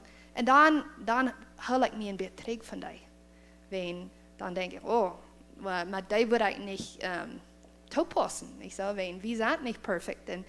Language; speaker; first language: German; non-native, learner; Plautdietsch